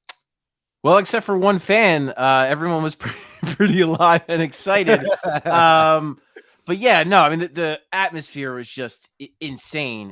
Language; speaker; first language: English; native; English